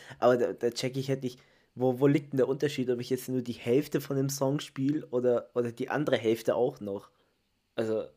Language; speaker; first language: German; early bilingual, other home language; Italian